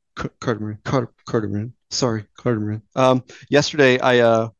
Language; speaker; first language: English; native; English